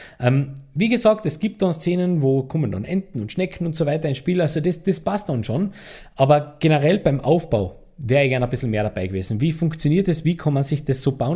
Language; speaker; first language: German; native; German